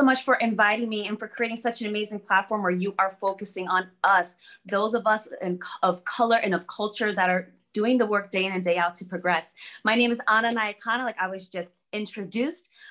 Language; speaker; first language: English; early bilingual, other home language; German